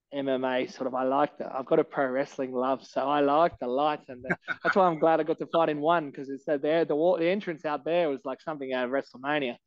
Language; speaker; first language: English; native; English